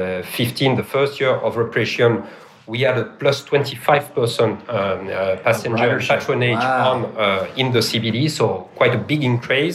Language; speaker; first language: English; non-native, fluent; French